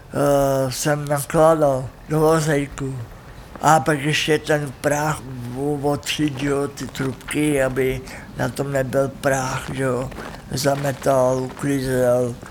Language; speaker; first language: Czech; native; Czech